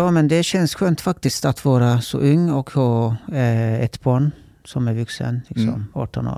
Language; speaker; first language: Swedish; early bilingual, other home language; Turkish